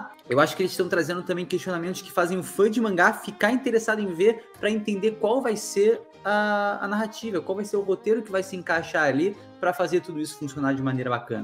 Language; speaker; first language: Portuguese; native; Portuguese